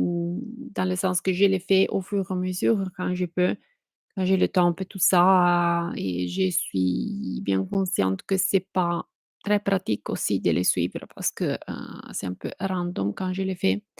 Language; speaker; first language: French; non-native, fluent; Italian